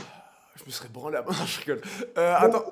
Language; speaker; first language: French; native; French